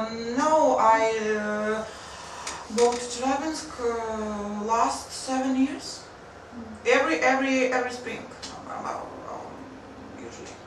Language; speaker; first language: English; non-native, learner; Russian